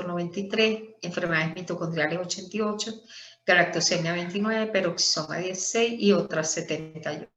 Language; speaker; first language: Spanish; native; Spanish